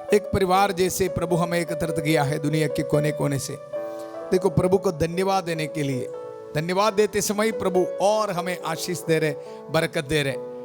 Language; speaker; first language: Hindi; non-native, local second language; Malayalam